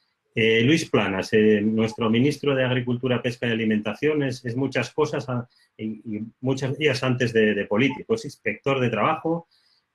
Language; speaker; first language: Spanish; native; Spanish